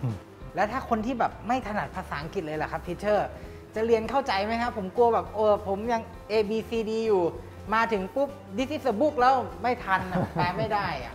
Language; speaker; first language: Thai; native; Thai